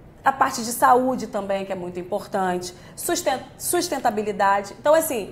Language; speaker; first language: Portuguese; native; Portuguese